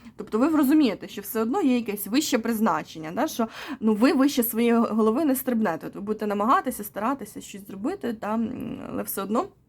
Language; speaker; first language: Ukrainian; non-native, local second language; Russian